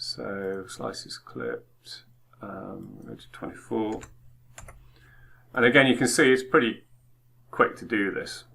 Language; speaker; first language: English; native; English